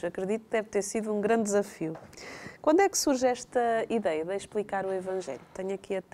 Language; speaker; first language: Portuguese; native; Portuguese